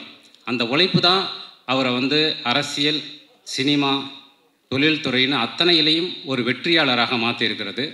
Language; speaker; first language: Tamil; native; Tamil